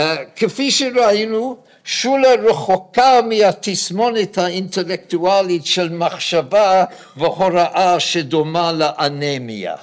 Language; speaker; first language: Hebrew; non-native, fluent; English